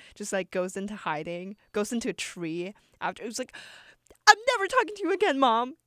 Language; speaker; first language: English; non-native, fluent; Chinese